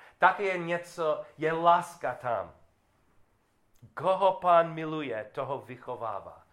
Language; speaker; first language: Czech; non-native, learner; English